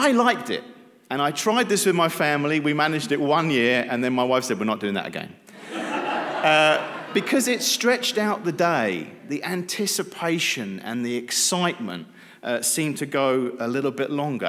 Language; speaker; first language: English; native; English